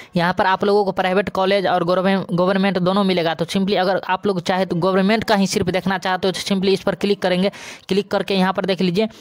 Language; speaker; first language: Hindi; native; Hindi